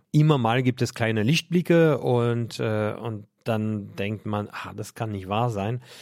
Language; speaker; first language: German; non-native, fluent; French